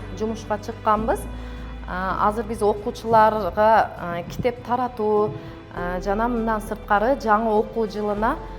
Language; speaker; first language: Kyrgyz; non-native, local second language; Uzbek